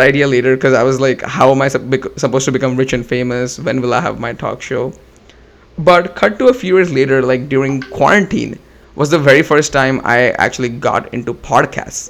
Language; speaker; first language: English; non-native, local second language; Hindi